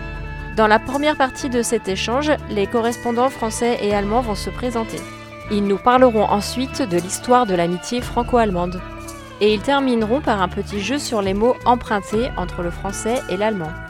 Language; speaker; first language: French; native; French